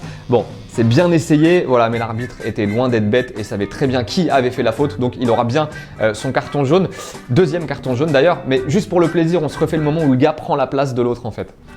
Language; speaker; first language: French; native; French